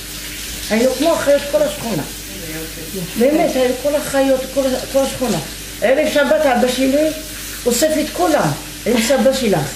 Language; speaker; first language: Hebrew; non-native, fluent; Arabic